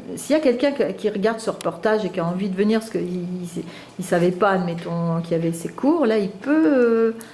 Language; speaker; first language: French; native; French